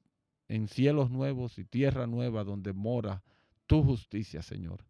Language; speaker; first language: Spanish; native; Spanish